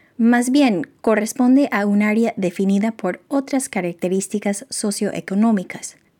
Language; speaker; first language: Spanish; non-native, fluent; English